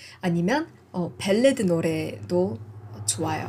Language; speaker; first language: Korean; non-native, fluent; English